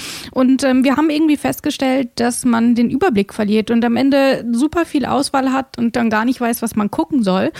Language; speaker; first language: German; native; German